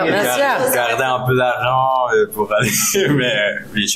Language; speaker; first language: French; non-native, learner; Spanish